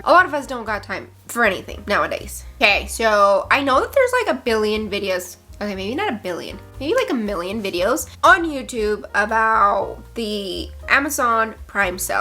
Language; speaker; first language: English; native; English